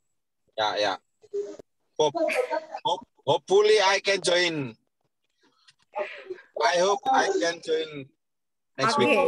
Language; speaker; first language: English; non-native, learner; Indonesian